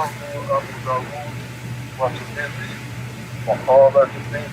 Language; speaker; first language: Arabic; non-native, learner; English